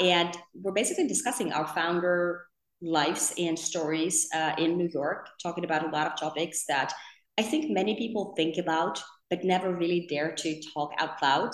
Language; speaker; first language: English; non-native, fluent; Finnish